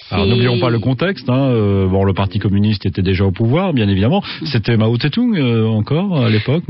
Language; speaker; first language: French; native; French